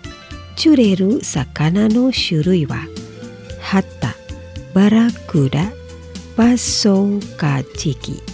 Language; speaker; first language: Japanese; non-native, fluent; Indonesian